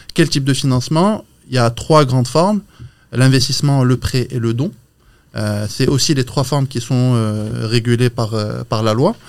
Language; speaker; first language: French; non-native, local second language; Arabic